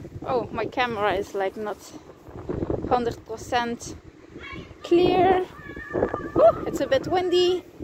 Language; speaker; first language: English; non-native, fluent; Dutch